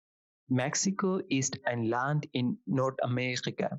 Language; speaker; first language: German; non-native, fluent; Bangla